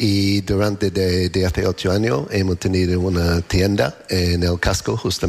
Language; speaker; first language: Spanish; non-native, learner; English